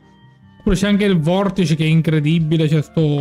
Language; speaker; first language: Italian; native; Italian